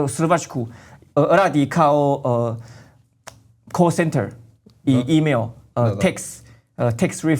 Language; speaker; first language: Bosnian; non-native, learner; Chinese